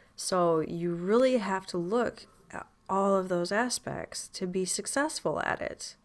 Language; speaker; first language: English; native; English